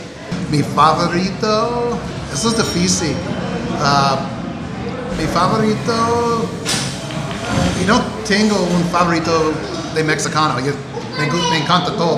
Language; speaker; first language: Spanish; non-native, learner; English